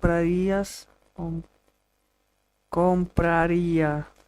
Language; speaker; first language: Spanish; non-native, learner; English